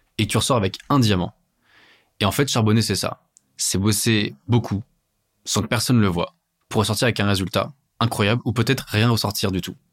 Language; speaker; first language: French; native; French